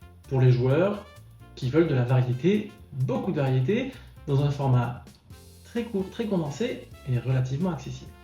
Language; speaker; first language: French; native; French